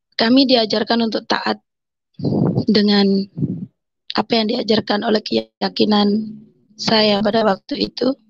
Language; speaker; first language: Indonesian; non-native, local second language; Madurese